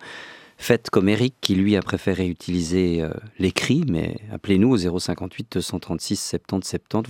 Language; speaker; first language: French; native; French